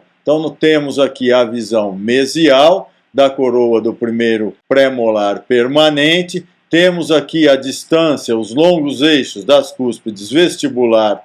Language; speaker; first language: Portuguese; native; Portuguese